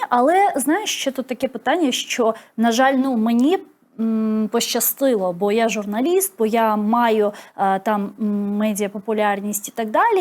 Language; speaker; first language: Ukrainian; non-native, local second language; Crimean Tatar